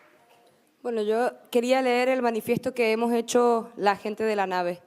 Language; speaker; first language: Spanish; native; Spanish